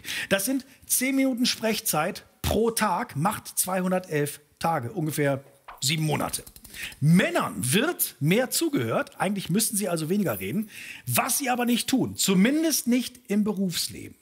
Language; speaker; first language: German; native; German